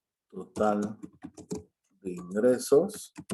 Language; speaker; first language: Spanish; native; Spanish